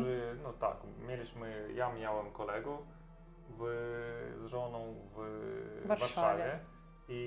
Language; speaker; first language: Polish; non-native, learner; Russian